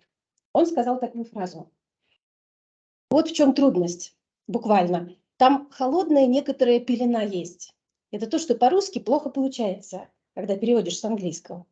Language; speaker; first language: Russian; native; Russian